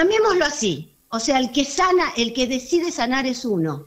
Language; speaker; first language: Spanish; native; Spanish